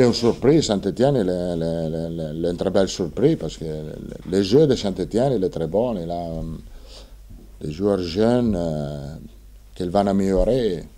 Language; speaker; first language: French; non-native, fluent; Italian